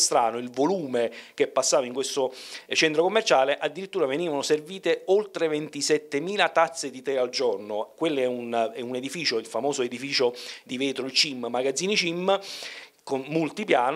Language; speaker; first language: Italian; native; Italian